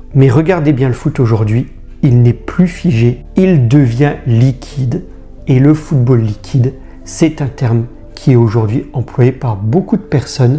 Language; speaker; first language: French; native; French